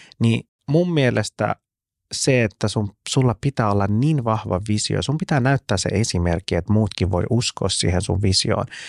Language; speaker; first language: Finnish; early bilingual, other home language; Persian